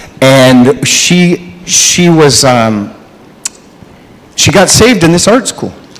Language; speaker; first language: English; native; English